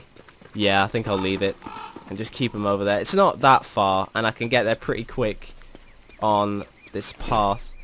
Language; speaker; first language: English; native; English